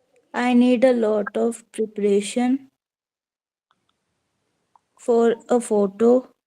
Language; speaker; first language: English; non-native, local second language; Hindi